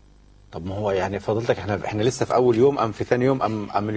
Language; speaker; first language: Arabic; native; Arabic